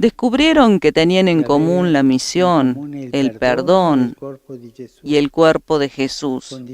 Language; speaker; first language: Spanish; native; Spanish